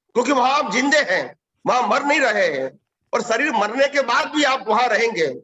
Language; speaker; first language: Hindi; non-native, local second language; Gujarati